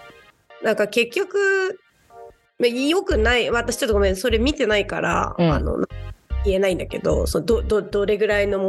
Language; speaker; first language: Japanese; native; Japanese